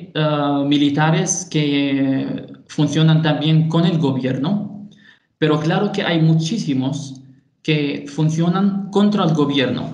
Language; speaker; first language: Spanish; non-native, fluent; Arabic